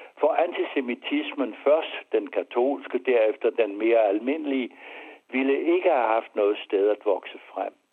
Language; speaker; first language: Danish; early bilingual, other home language; French